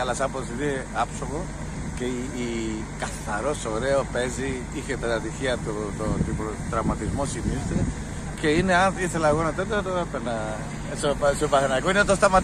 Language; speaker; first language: Greek; non-native, fluent; Spanish